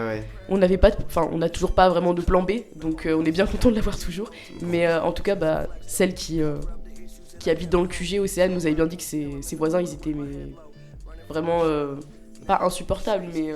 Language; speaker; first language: French; native; French